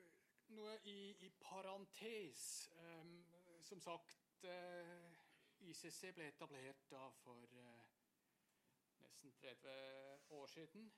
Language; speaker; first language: Norwegian; non-native, fluent; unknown